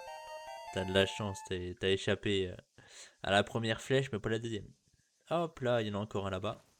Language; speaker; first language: French; native; French